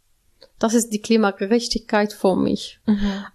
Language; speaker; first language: German; non-native, learner; Arabic